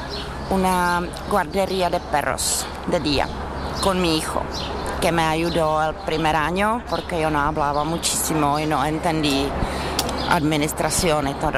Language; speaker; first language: Spanish; non-native, learner; Czech